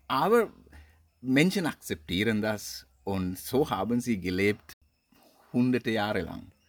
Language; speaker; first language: German; non-native, fluent; Sinhala